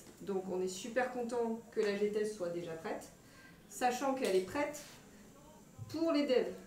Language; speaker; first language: French; native; French